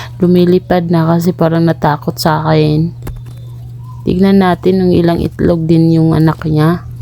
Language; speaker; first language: Filipino; non-native, local second language; Cebuano